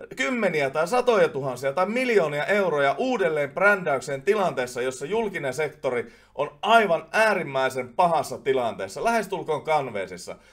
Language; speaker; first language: Finnish; native; Finnish